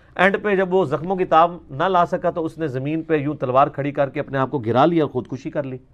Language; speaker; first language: Urdu; non-native, local second language; Punjabi